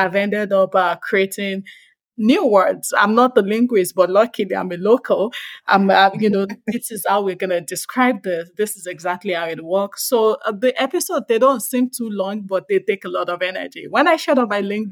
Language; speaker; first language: English; non-native, local second language; Yoruba